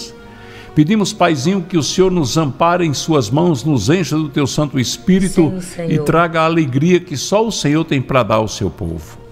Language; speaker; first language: Portuguese; native; Portuguese